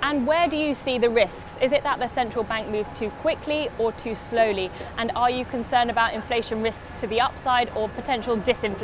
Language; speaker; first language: English; native; English